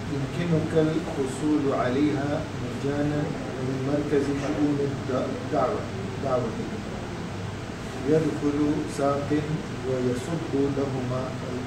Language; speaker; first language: Arabic; non-native, learner; Urdu